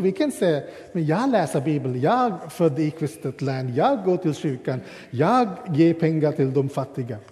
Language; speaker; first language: Swedish; non-native, fluent; English